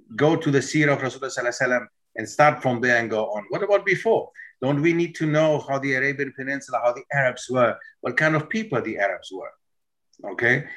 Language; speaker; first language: English; non-native, fluent; German